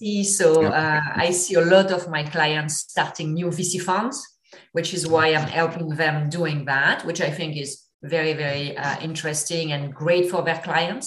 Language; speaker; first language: English; non-native, fluent; French